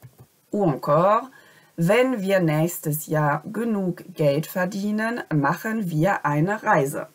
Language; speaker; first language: German; non-native, fluent; French